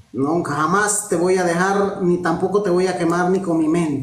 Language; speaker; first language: Spanish; non-native, local second language; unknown